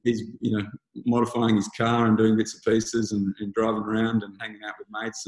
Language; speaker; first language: English; native; English